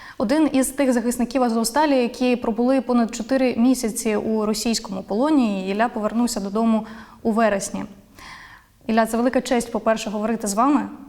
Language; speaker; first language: Ukrainian; native; Ukrainian